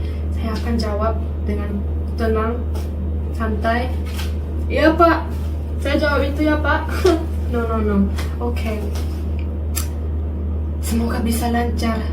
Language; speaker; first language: Indonesian; non-native, fluent; Korean